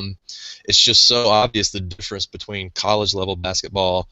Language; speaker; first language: English; native; English